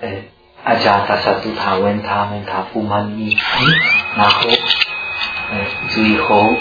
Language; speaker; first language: Chinese; non-native, fluent; Czech